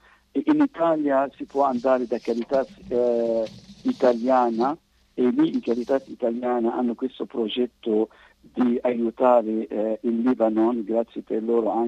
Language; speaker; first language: Italian; non-native, fluent; Arabic